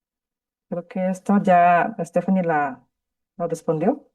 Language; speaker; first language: Spanish; native; Spanish